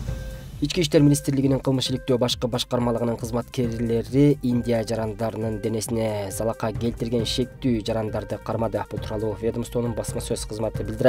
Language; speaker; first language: Kyrgyz; native; Kyrgyz